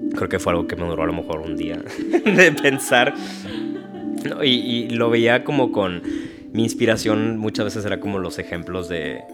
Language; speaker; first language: Spanish; early bilingual, heritage; Spanish